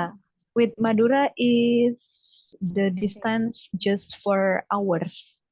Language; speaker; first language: English; non-native, fluent; Javanese